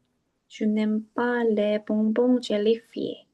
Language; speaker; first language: French; non-native, learner; Korean